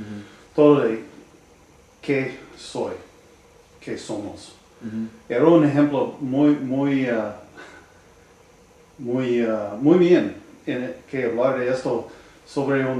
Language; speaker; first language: Spanish; non-native, learner; English